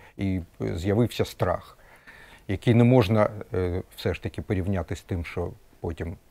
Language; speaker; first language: Ukrainian; non-native, local second language; Russian